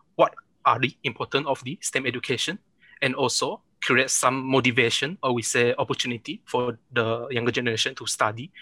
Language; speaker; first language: English; non-native, local second language; Chinese